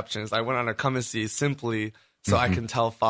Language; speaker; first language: English; native; English